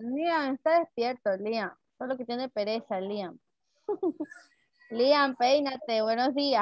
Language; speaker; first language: Spanish; native; Spanish